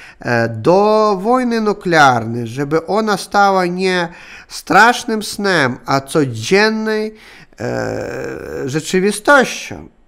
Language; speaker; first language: Polish; non-native, learner; Russian